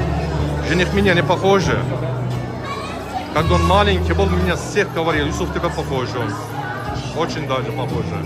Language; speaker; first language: Russian; non-native, learner; Turkish